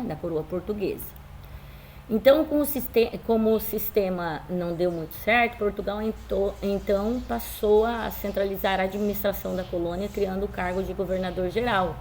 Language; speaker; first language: Portuguese; native; Portuguese